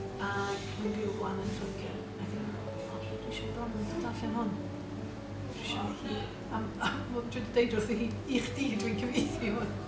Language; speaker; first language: Welsh; non-native, local second language; English